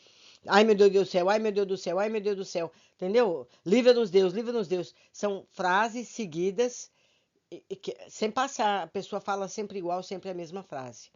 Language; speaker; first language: Portuguese; native; Portuguese